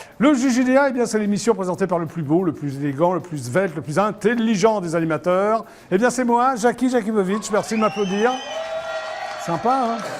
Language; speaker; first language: French; native; French